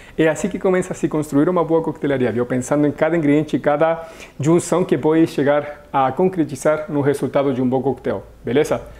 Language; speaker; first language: Portuguese; non-native, fluent; Spanish